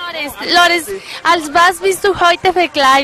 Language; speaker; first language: German; non-native, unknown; Spanish